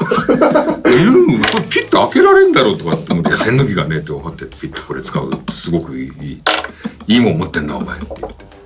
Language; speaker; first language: Japanese; native; Japanese